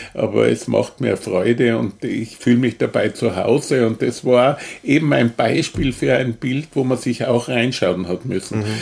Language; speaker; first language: German; native; German